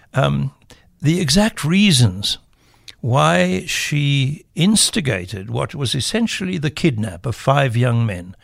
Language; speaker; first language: English; native; English